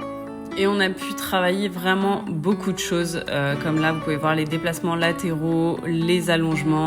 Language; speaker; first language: French; native; French